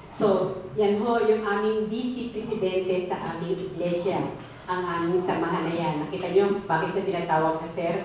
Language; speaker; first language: Filipino; native; Filipino